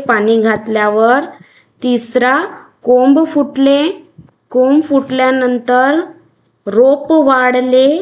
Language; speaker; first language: Marathi; non-native, local second language; Hindi